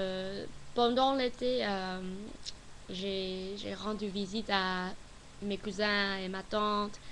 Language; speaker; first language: French; non-native, learner; English